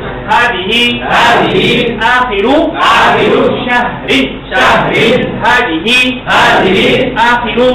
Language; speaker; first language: Arabic; non-native, fluent; Bangla